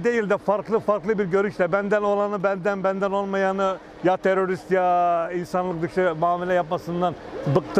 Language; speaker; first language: Turkish; native; Turkish